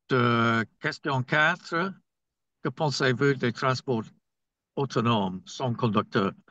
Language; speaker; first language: French; non-native, learner; English